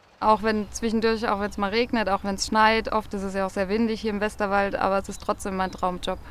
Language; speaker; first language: German; native; German